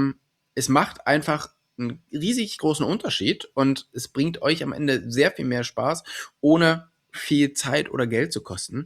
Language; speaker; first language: German; native; German